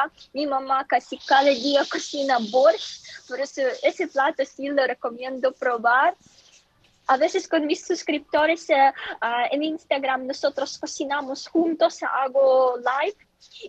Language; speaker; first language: Spanish; non-native, fluent; Ukrainian